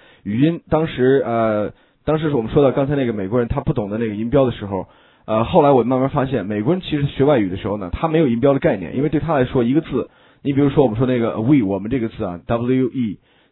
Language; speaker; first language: Chinese; native; Chinese